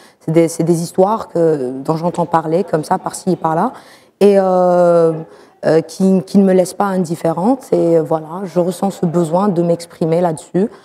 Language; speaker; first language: French; non-native, local second language; Arabic